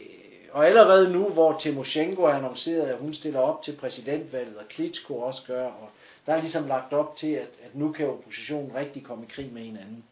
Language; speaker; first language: Danish; native; Danish